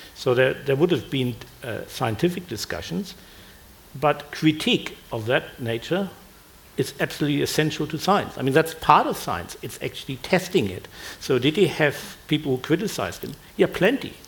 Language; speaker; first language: English; non-native, fluent; German